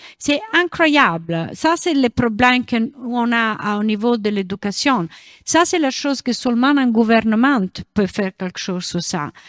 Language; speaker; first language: French; non-native, learner; Italian